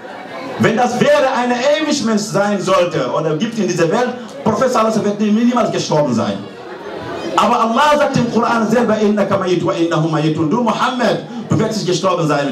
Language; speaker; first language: German; non-native, learner; Fula